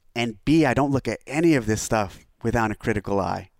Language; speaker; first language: English; native; English